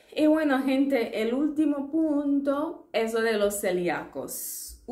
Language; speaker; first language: Spanish; non-native, fluent; English